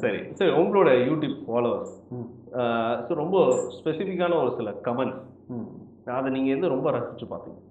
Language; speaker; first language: Tamil; native; Tamil